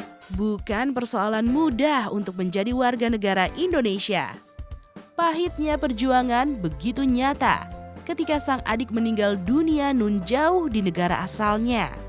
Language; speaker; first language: Indonesian; native; Indonesian